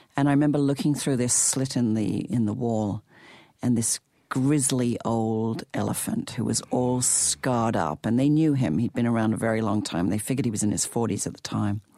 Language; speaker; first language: English; native; English